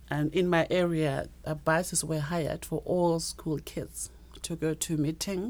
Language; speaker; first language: English; non-native, local second language; Northern Sotho